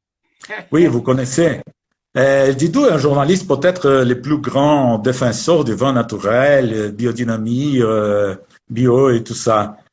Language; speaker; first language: French; non-native, learner; Portuguese